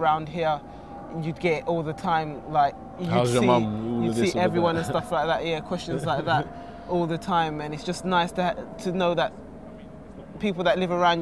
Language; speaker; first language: English; native; English